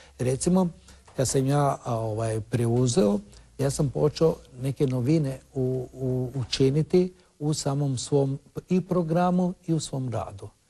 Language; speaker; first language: Croatian; non-native, local second language; Romany